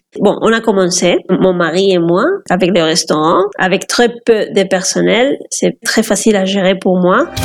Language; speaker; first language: French; non-native, fluent; Spanish